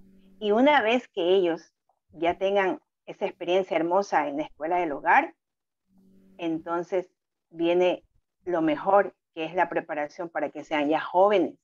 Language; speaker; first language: Spanish; native; Spanish